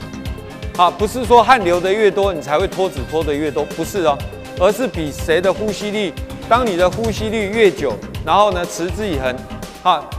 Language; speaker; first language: Chinese; native; Chinese